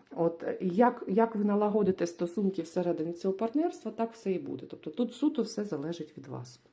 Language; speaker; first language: Ukrainian; non-native, local second language; Russian